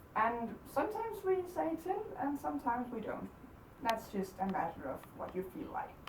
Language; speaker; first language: English; non-native, fluent; Danish